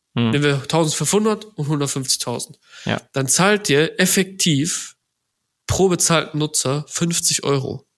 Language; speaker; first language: German; native; German